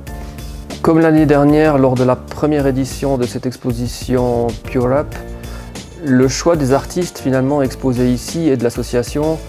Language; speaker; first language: French; native; French